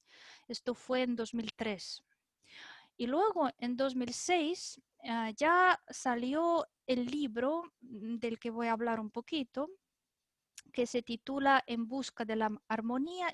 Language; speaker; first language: Spanish; non-native, fluent; Russian